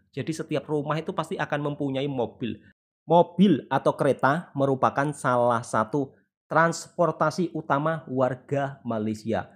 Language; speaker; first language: Indonesian; native; Indonesian